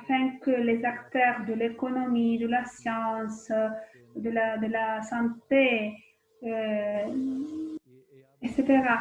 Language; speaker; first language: French; non-native, fluent; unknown